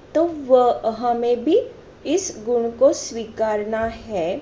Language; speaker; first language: Hindi; non-native, local second language; Marathi